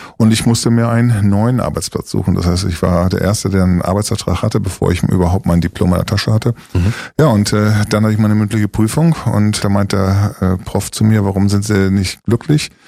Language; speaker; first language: German; native; German